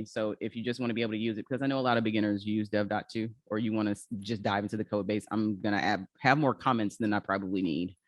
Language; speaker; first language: English; native; English